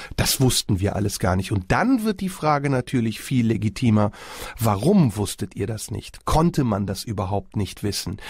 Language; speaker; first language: German; early bilingual, other home language; Turkish